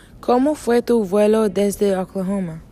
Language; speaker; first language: Spanish; non-native, learner; English